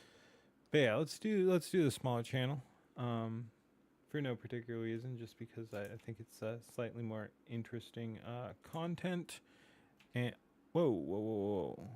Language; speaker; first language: English; native; English